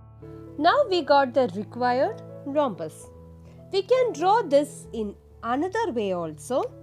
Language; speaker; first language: English; non-native, local second language; Malayalam